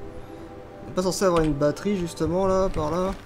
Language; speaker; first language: French; native; French